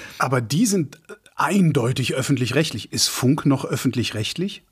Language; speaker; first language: German; native; German